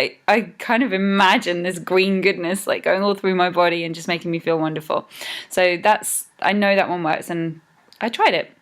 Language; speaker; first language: English; native; English